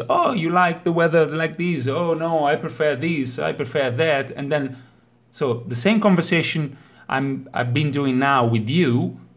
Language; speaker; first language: English; non-native, fluent; Italian